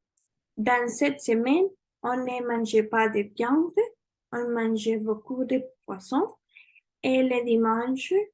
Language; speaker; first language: French; non-native, learner; Spanish